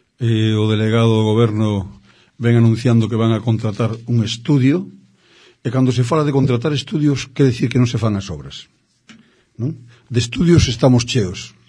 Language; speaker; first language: Galician; native; Galician